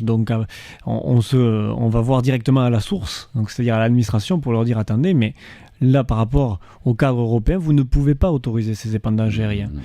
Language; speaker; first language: French; native; French